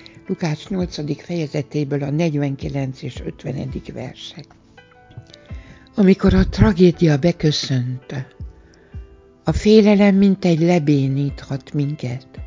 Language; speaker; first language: Hungarian; native; Hungarian